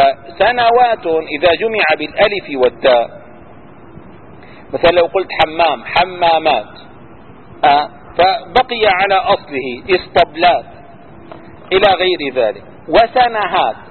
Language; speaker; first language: Arabic; native; Arabic